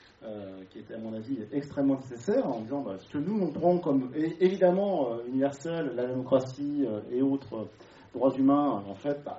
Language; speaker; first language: French; native; French